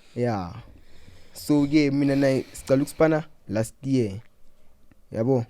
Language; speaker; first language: Zulu; non-native, local second language; Southern Sotho